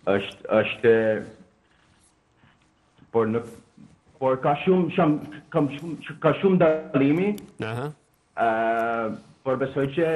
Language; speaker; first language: Albanian; non-native, learner; Danish